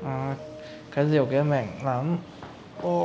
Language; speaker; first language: Vietnamese; non-native, fluent; Chinese